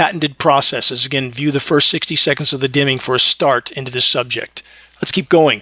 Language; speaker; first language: English; native; English